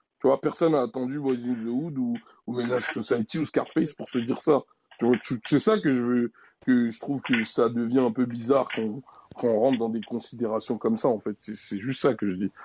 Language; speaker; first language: French; native; French